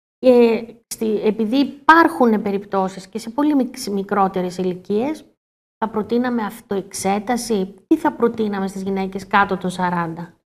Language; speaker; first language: Greek; native; Greek